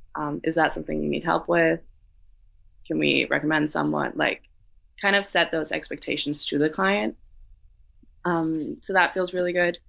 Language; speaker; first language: English; non-native, fluent; Danish